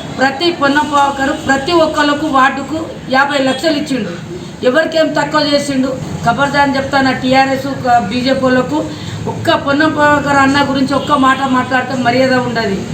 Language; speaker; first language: Telugu; non-native, local second language; Lambadi